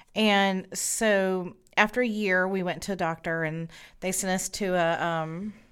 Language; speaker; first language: English; native; English